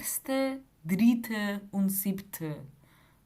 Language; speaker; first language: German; non-native, fluent; Spanish